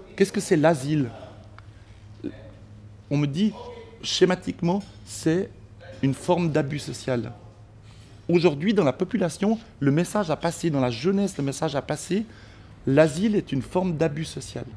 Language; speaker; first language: French; early bilingual, other home language; Spanish